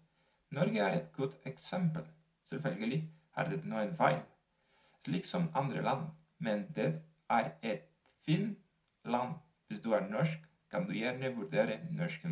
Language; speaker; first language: Norwegian; non-native, learner; Spanish